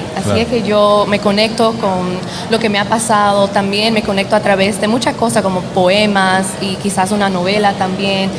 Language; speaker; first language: Spanish; early bilingual, heritage; Spanish